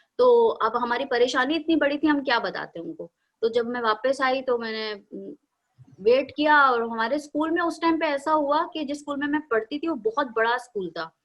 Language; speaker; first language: Hindi; native; Hindi